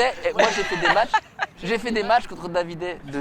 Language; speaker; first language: French; native; French